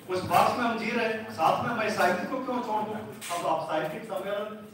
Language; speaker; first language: Hindi; non-native, local second language; Telugu